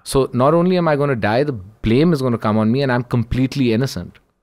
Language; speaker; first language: English; early bilingual, other home language; Urdu